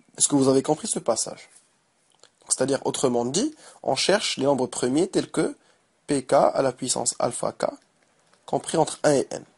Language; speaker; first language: French; non-native, local second language; Arabic